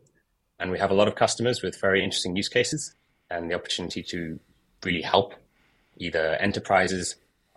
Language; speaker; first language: English; native; English